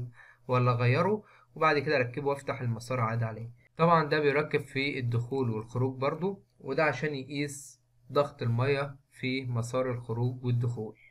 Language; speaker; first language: Arabic; native; Arabic